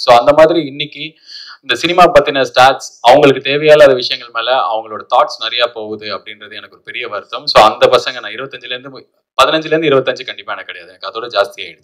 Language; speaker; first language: Tamil; native; Tamil